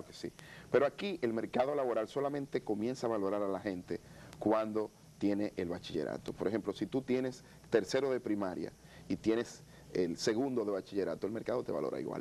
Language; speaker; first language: Spanish; native; Spanish